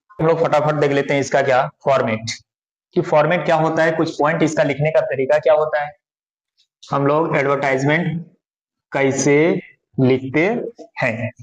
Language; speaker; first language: Hindi; native; Hindi